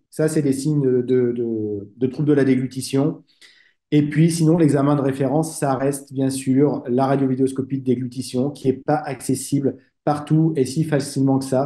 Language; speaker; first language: French; native; French